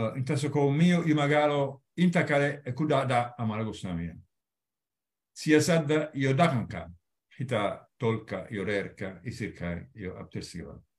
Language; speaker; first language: Somali; non-native, fluent; Italian